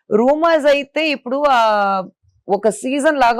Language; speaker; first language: Telugu; non-native, local second language; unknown